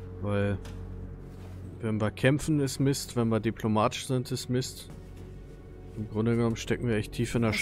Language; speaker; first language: German; native; German